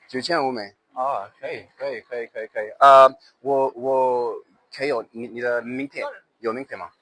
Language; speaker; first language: Chinese; non-native, learner; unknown